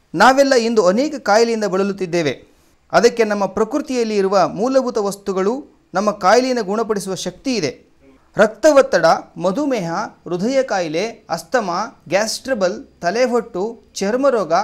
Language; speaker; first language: Kannada; native; Kannada